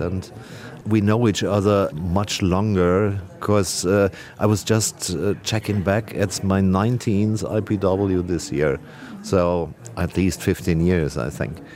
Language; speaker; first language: English; non-native, fluent; German